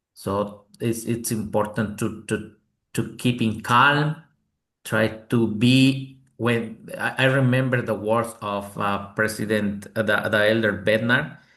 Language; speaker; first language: English; non-native, learner; Spanish